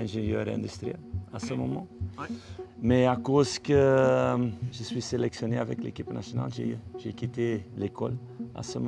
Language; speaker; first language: French; non-native, fluent; Dutch